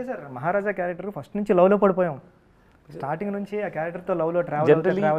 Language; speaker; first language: Telugu; native; Telugu